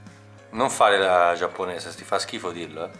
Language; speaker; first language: Italian; native; Italian